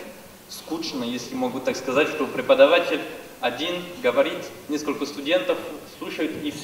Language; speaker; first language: Russian; non-native, fluent; French